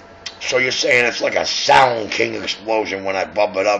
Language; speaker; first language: English; native; English